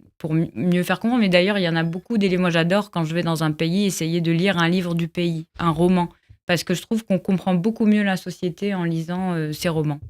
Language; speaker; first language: French; non-native, local second language; Arabic